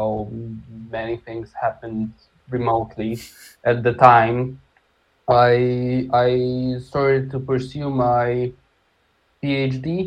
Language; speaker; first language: English; non-native, fluent; Polish